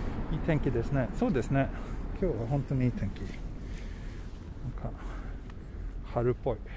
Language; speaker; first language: Japanese; non-native, fluent; Swedish